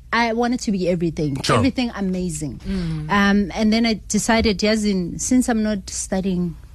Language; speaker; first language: English; non-native, local second language; Zulu